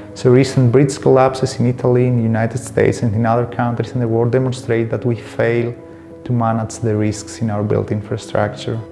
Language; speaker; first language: English; non-native, fluent; Greek